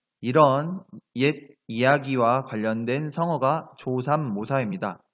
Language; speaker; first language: Korean; native; Korean